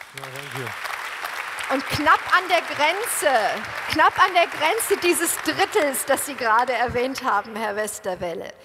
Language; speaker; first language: German; native; German